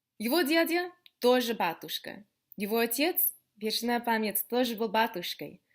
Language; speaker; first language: Russian; non-native, learner; English